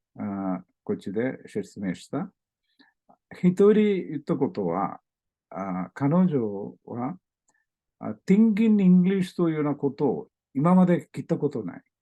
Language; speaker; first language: Japanese; non-native, learner; Malayalam